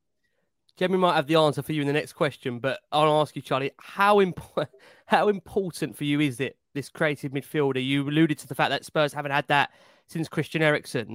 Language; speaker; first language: English; native; English